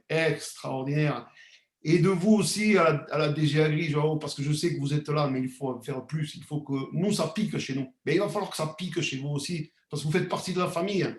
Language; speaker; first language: French; native; French